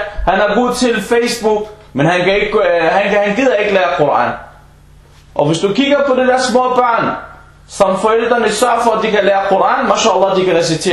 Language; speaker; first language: Danish; early bilingual, other home language; Arabic